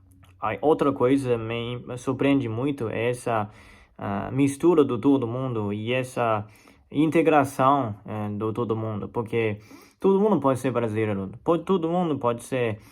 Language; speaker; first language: Portuguese; non-native, fluent; Chinese